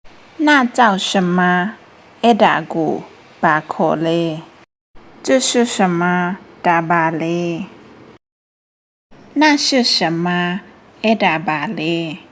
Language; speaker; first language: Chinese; non-native, fluent; Burmese